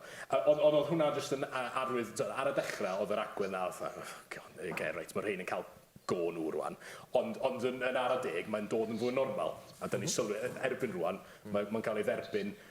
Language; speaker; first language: Welsh; native; Welsh